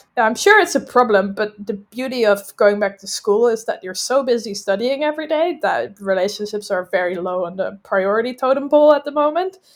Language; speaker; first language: English; non-native, fluent; Dutch